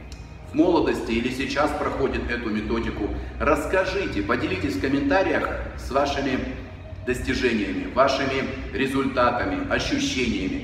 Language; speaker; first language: Russian; native; Russian